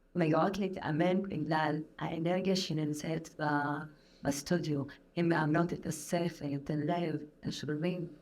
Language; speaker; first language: Hebrew; non-native, local second language; Arabic